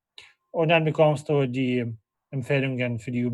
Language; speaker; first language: German; non-native, fluent; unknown